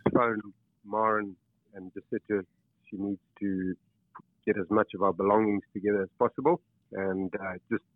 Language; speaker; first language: English; native; English